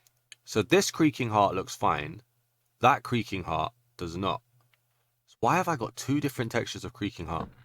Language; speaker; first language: English; native; English